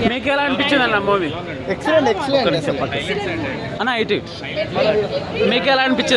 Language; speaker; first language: Telugu; native; Telugu